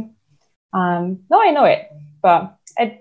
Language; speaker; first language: English; non-native, fluent; French